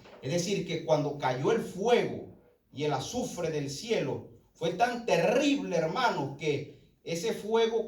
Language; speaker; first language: Spanish; native; Spanish